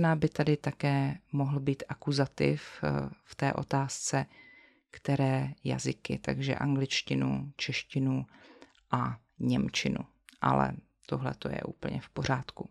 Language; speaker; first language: Czech; native; Czech